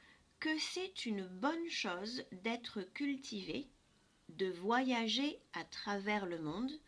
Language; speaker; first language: French; non-native, fluent; English